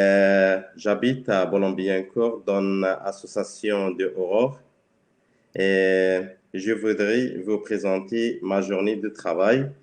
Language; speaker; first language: French; non-native, learner; Spanish